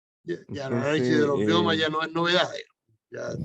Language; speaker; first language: Spanish; native; Spanish